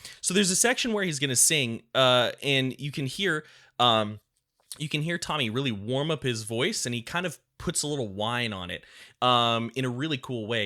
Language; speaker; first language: English; native; English